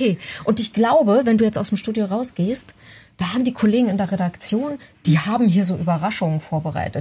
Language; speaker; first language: German; native; German